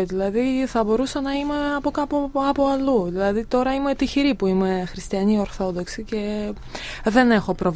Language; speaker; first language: Greek; non-native, fluent; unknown